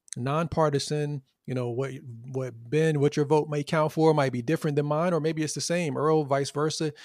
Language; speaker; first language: English; native; English